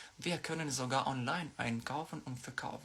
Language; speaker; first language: German; non-native, fluent; Ukrainian